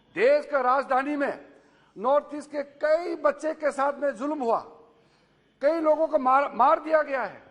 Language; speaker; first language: Hindi; non-native, local second language; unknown